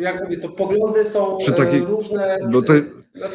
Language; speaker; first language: Polish; native; Polish